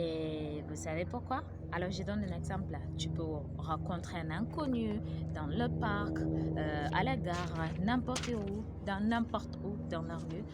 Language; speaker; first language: French; non-native, learner; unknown